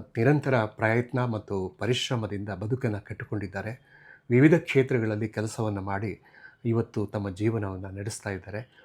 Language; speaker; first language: Kannada; native; Kannada